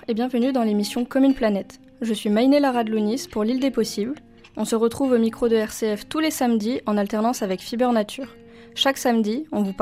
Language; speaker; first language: French; native; French